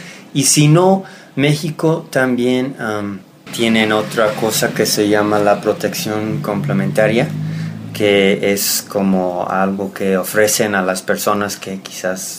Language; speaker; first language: Spanish; non-native, fluent; English